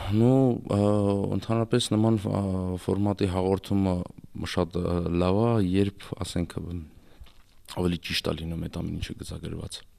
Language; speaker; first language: Armenian; native; Armenian